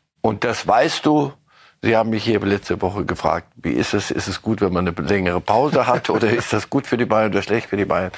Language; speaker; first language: German; native; German